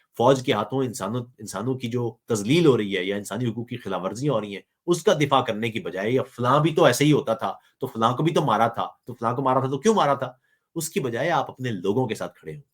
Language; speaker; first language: Urdu; non-native, local second language; Punjabi